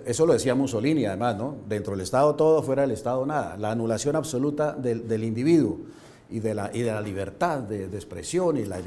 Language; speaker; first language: Spanish; native; Spanish